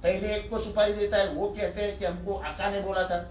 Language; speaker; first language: Hindi; non-native, local second language; Marathi